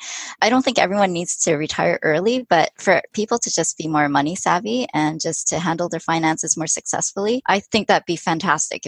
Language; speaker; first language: English; native; English